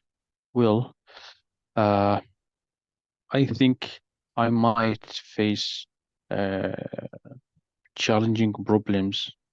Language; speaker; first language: English; non-native, learner; Arabic